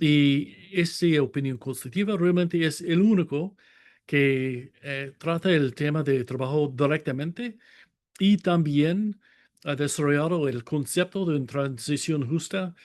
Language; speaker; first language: Spanish; non-native, fluent; English